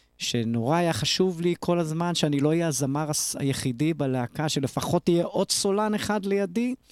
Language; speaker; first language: Hebrew; native; Hebrew